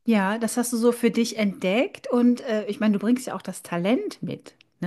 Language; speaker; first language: German; native; German